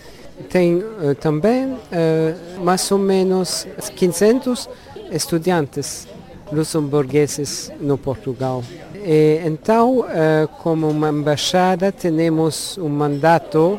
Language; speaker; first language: Portuguese; non-native, learner; Luxembourgish